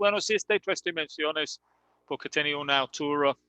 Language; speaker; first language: Spanish; non-native, learner; English